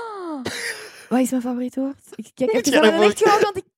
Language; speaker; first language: Dutch; native; Dutch